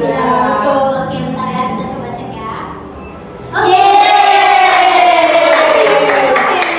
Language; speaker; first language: Indonesian; native; Indonesian